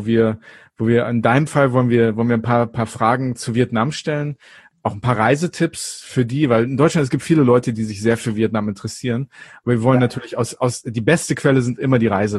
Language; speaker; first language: German; native; German